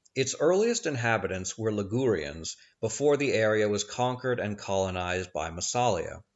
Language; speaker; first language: English; native; English